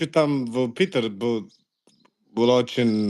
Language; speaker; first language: Russian; non-native, learner; Igbo